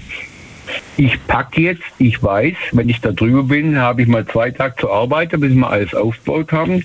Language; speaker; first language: German; native; German